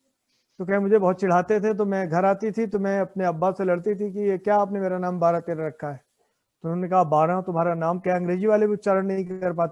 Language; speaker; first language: Hindi; native; Hindi